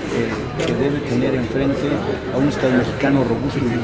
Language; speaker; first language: Spanish; native; Spanish